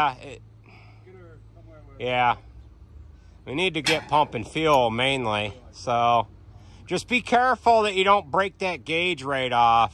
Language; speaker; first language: English; native; English